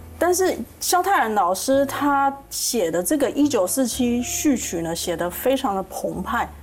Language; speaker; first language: Chinese; native; Chinese